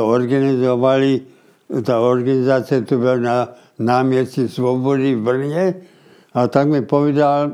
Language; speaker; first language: Czech; early bilingual, heritage; Czech